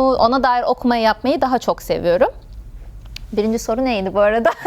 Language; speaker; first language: Turkish; non-native, fluent; Arabic